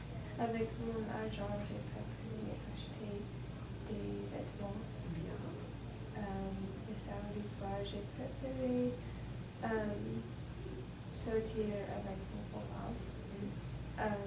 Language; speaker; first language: French; non-native, learner; English